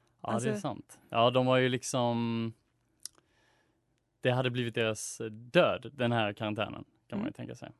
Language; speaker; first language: Swedish; native; Swedish